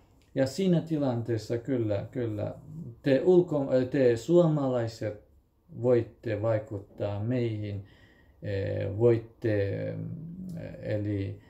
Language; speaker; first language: Finnish; non-native, fluent; Kurdish